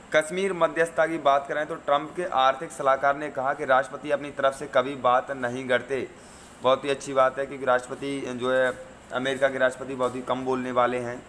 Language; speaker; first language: Hindi; native; Hindi